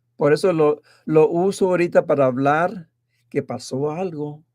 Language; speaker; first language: Spanish; early bilingual, heritage; Spanish